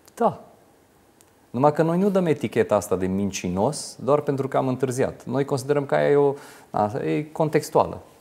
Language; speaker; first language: Romanian; non-native, local second language; Hungarian